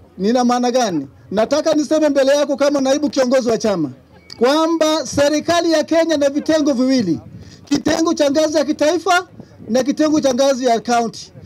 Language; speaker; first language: Swahili; non-native, local second language; Luo (Kenya and Tanzania)